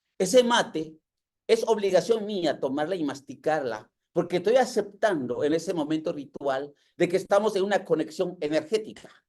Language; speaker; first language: Spanish; non-native, local second language; Yucateco